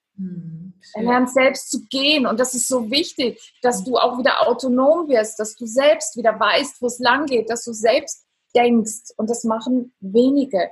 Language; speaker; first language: German; non-native, fluent; Italian